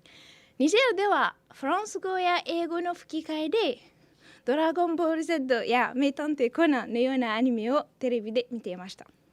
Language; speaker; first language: Japanese; non-native, fluent; Hausa